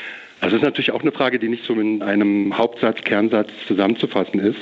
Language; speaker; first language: German; native; German